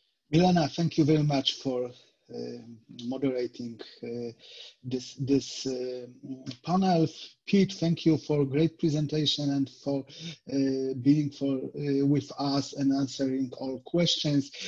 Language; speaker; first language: English; non-native, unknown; Polish